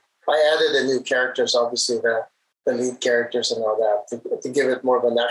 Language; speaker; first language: English; non-native, local second language; Hiligaynon